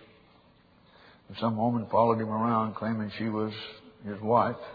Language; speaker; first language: English; native; English